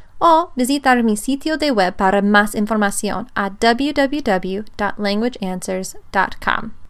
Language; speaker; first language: Spanish; non-native, fluent; English